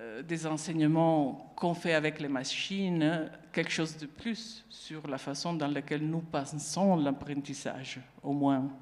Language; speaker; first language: French; non-native, fluent; Italian